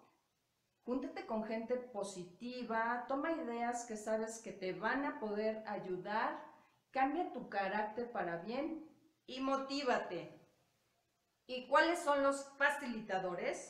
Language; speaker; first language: Spanish; native; Spanish